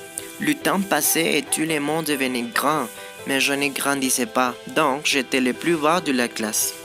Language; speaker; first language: French; non-native, learner; Spanish